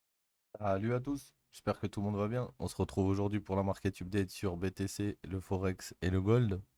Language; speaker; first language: French; native; French